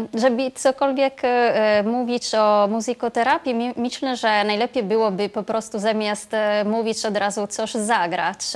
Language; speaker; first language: Polish; non-native, fluent; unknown